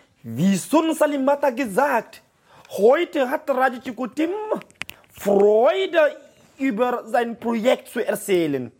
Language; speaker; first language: German; non-native, learner; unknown